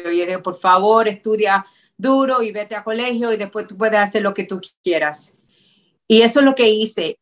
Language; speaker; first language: Spanish; early bilingual, heritage; Spanish